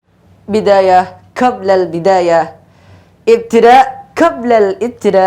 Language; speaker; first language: Arabic; non-native, learner; Indonesian